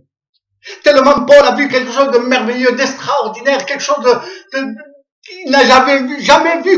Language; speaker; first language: French; native; French